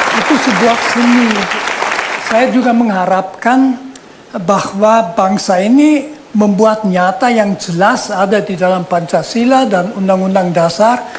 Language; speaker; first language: Indonesian; non-native, fluent; German